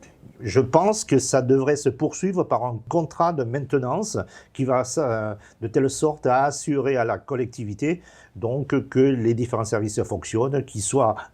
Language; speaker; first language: French; native; French